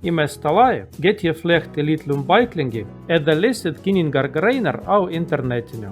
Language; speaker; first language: Icelandic; non-native, learner; Russian